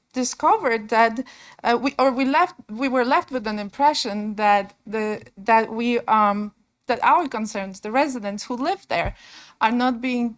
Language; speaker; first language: English; non-native, fluent; Polish